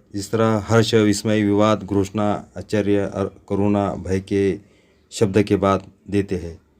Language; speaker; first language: Hindi; non-native, local second language; Urdu